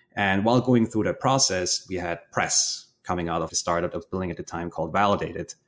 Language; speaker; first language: English; non-native, fluent; German